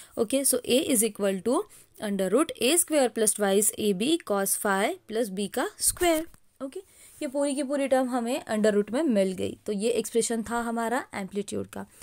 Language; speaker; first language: Hindi; non-native, local second language; Marathi